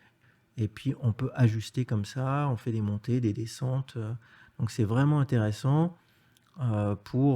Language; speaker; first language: French; native; French